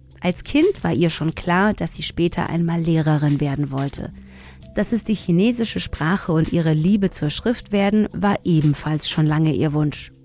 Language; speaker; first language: German; early bilingual, other home language; Tigrinya